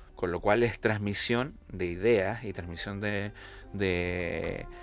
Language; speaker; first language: Spanish; native; Spanish